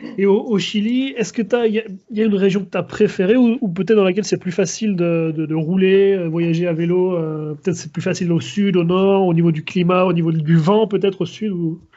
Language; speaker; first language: French; native; French